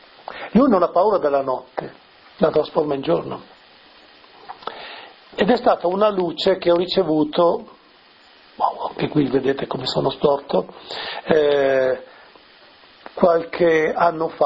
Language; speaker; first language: Italian; native; Italian